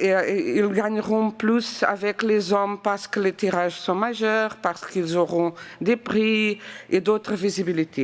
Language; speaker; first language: French; non-native, fluent; Portuguese